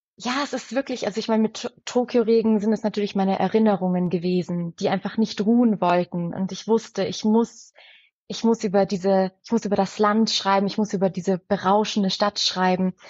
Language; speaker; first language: German; early bilingual, other home language; Persian